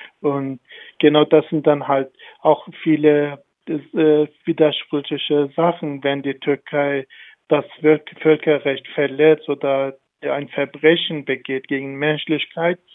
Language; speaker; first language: German; non-native, fluent; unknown